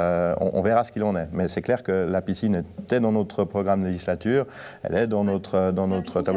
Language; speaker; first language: French; native; French